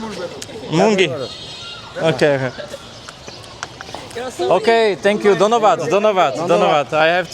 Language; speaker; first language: English; non-native, learner; Slovak